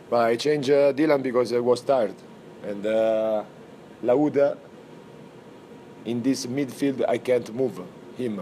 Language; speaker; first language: English; non-native, fluent; Italian